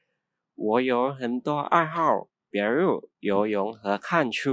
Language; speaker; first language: Chinese; non-native, fluent; Lao